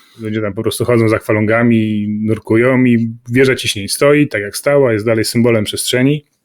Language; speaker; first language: Polish; native; Polish